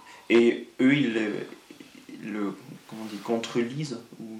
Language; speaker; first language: French; non-native, local second language; German